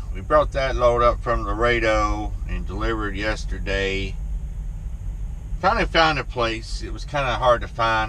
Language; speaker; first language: English; native; English